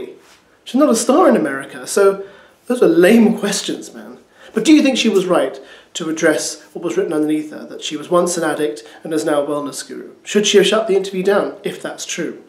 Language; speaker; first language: English; native; English